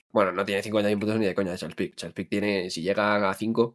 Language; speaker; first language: Spanish; native; Spanish